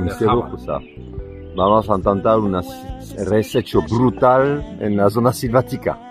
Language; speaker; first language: Spanish; non-native, learner; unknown